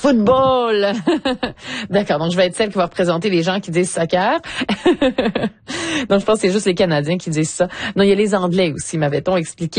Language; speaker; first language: French; native; French